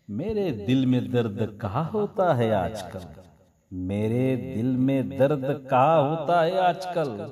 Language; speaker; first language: Hindi; non-native, local second language; Marathi